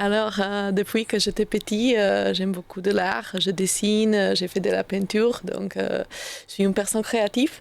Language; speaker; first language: French; non-native, learner; Slovak